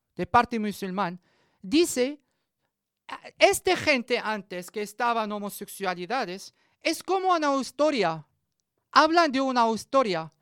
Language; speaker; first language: Spanish; non-native, learner; Arabic